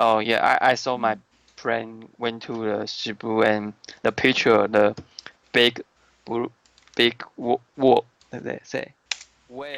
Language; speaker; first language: English; non-native, learner; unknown